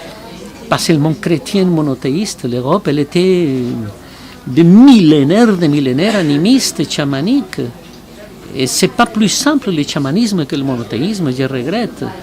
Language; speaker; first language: French; non-native, fluent; Spanish